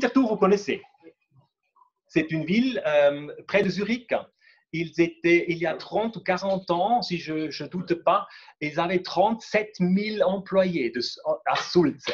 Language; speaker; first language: French; non-native, local second language; German